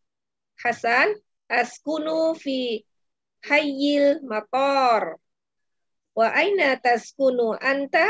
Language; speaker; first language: Arabic; non-native, learner; Indonesian